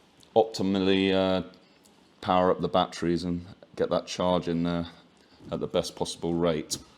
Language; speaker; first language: English; native; English